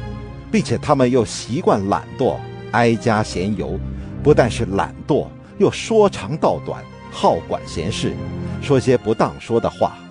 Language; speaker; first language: Chinese; native; Chinese